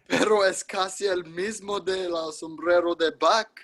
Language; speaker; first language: Spanish; non-native, learner; English